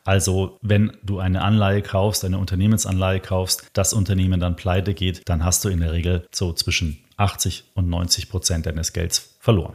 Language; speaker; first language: German; native; German